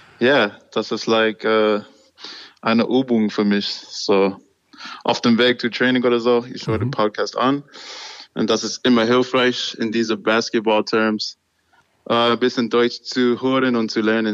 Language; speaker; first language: German; non-native, learner; English